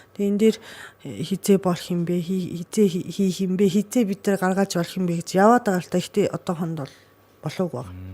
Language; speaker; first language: Mongolian; non-native, fluent; Japanese